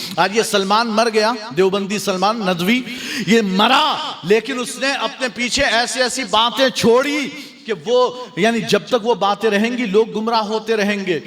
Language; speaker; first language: Urdu; native; Urdu